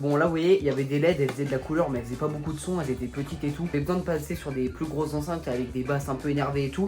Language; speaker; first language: French; native; French